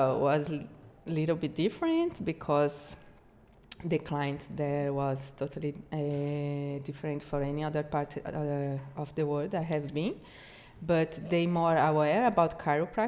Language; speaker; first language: English; non-native, learner; Portuguese